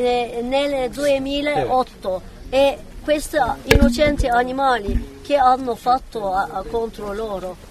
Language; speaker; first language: Italian; non-native, learner; Kurdish